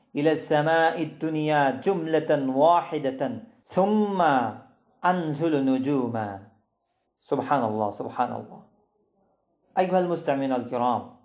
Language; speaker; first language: Arabic; non-native, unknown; Bangla